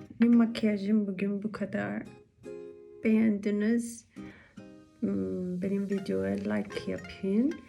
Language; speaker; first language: Turkish; non-native, learner; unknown